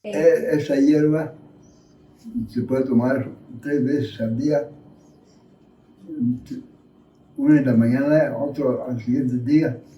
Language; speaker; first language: Spanish; non-native, local second language; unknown